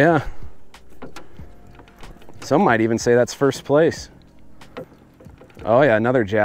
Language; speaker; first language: English; native; English